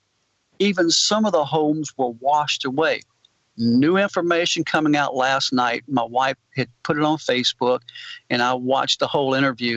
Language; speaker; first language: English; native; English